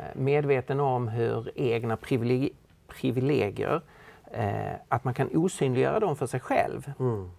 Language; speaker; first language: Swedish; native; Swedish